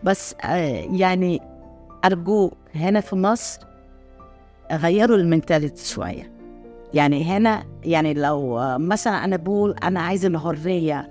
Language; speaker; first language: Arabic; non-native, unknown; Italian